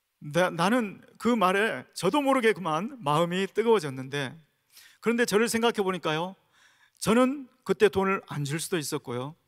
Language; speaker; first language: Korean; native; Korean